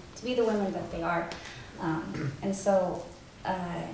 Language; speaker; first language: English; native; English